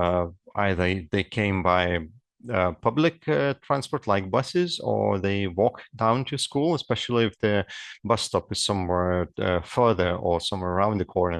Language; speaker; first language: English; non-native, fluent; Lithuanian